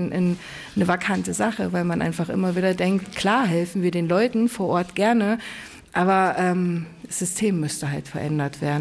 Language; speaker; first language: German; native; German